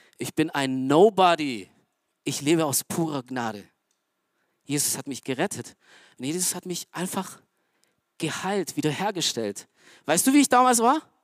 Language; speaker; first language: German; early bilingual, other home language; Romanian